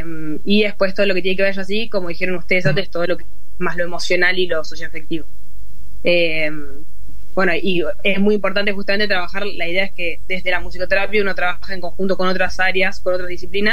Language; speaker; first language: Spanish; native; Spanish